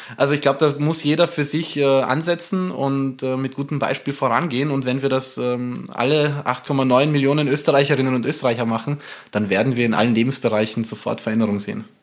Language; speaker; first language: German; early bilingual, other home language; Romanian